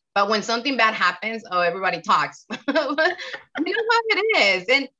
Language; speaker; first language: English; non-native, fluent; Spanish